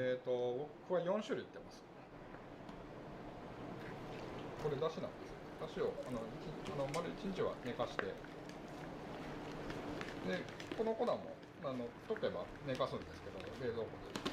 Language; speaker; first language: Japanese; native; Japanese